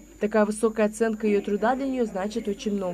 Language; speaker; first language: Russian; native; Russian